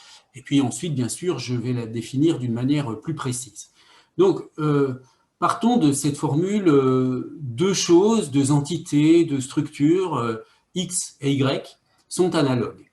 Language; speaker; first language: French; native; French